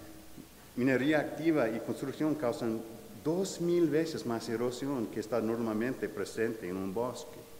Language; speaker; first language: Spanish; non-native, fluent; English